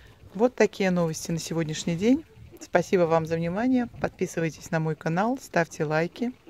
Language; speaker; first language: Russian; native; Russian